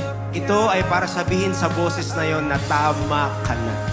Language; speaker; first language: Filipino; native; Filipino